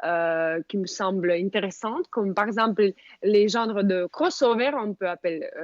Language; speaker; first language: French; non-native, fluent; Russian